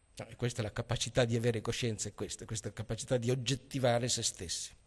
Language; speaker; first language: Italian; native; Italian